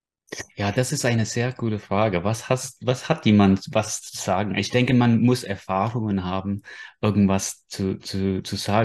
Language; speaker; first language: German; non-native, fluent; English